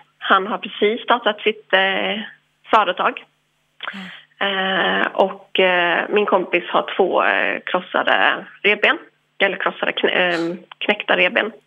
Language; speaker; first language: Swedish; early bilingual, other home language; English